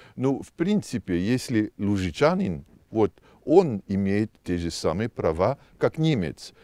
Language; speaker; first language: Russian; non-native, fluent; German